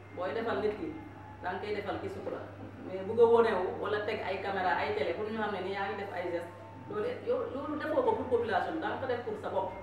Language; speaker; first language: Wolof; non-native, local second language; Jola-Fonyi